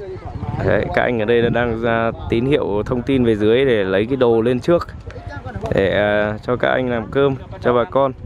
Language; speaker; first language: Vietnamese; native; Vietnamese